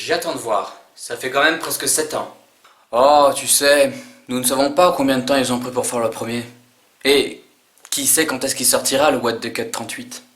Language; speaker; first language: French; native; French